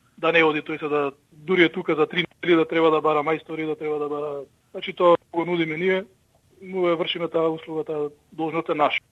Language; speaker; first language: Macedonian; early bilingual, heritage; Macedonian